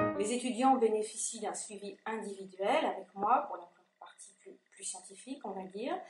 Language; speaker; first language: French; native; French